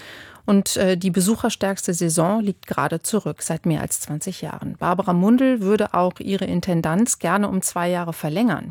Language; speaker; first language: German; native; German